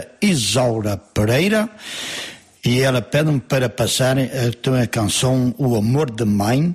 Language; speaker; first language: Portuguese; early bilingual, heritage; Portuguese